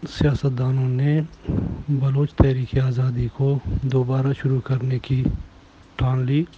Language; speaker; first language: Urdu; non-native, local second language; Baluchi